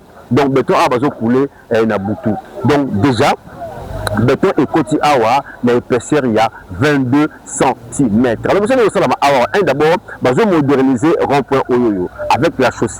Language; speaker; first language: French; non-native, local second language; Lingala